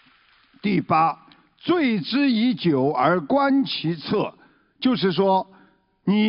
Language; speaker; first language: Chinese; native; Chinese